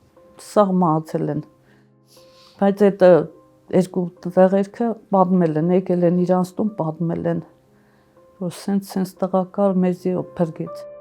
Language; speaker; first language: Armenian; native; Armenian